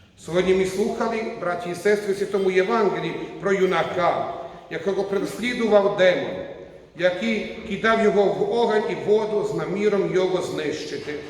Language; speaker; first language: Ukrainian; non-native, learner; Croatian